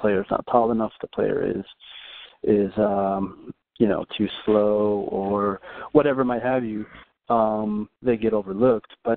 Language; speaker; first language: English; native; English